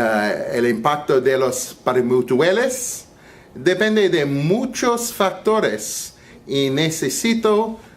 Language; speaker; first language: Spanish; non-native, learner; English